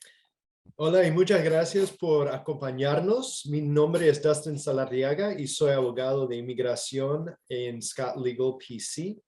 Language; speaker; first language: Spanish; non-native, fluent; English